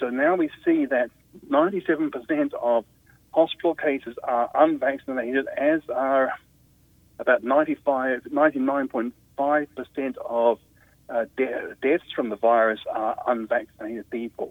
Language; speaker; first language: English; native; English